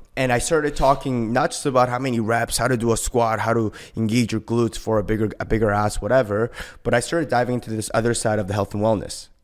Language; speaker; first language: English; early bilingual, other home language; Korean